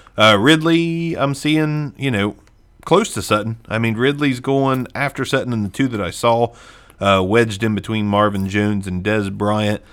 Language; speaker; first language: English; native; English